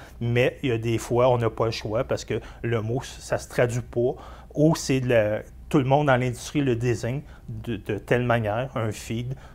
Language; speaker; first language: French; native; French